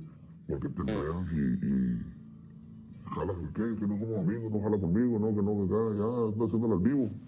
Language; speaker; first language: Spanish; native; Spanish